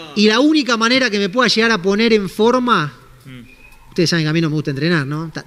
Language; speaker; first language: Spanish; native; Spanish